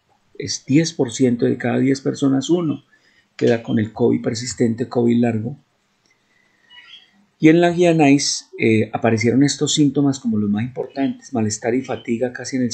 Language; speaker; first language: Spanish; native; Spanish